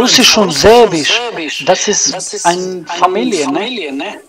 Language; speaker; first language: German; non-native, learner; Serbian